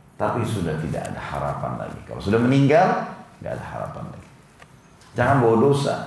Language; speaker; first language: Indonesian; native; Indonesian